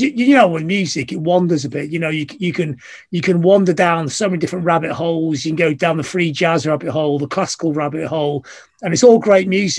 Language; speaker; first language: English; native; English